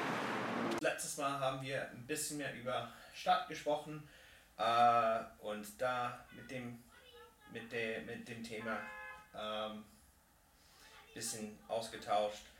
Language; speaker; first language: German; non-native, fluent; English